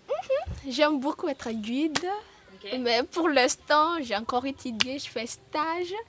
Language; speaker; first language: French; non-native, learner; Malagasy